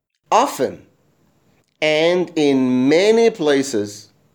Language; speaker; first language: English; non-native, fluent; Persian